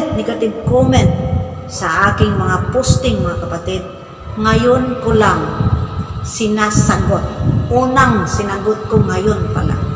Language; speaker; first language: Filipino; non-native, local second language; Cebuano